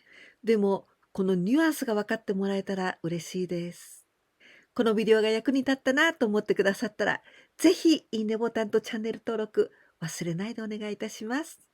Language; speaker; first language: Japanese; non-native, fluent; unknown